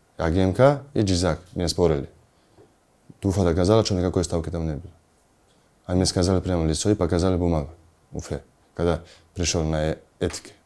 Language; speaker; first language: Russian; non-native, learner; Georgian